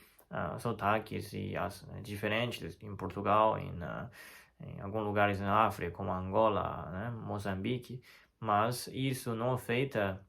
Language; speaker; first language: Portuguese; non-native, fluent; Chinese